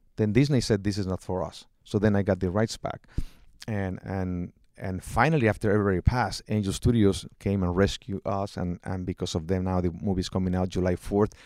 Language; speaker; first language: English; non-native, fluent; Spanish